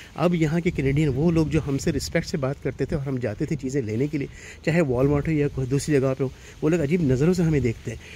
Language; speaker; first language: Hindi; native; Hindi